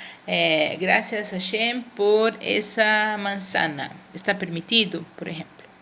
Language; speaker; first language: Spanish; non-native, fluent; Portuguese